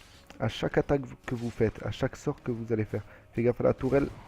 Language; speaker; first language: French; native; French